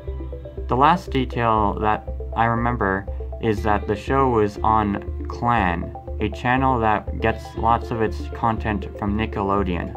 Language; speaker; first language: English; native; English